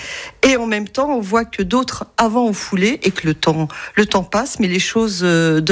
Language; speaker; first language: French; native; French